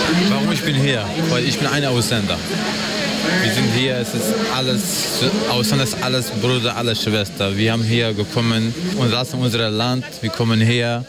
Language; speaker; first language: German; non-native, learner; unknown